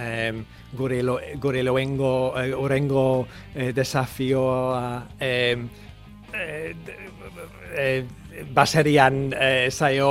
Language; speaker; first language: Basque; non-native, learner; English